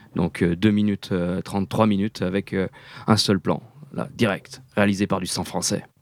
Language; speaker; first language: French; native; French